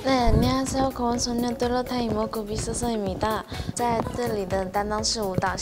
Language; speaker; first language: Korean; non-native, learner; Chinese